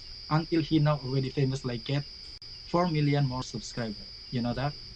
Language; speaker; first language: English; non-native, learner; Indonesian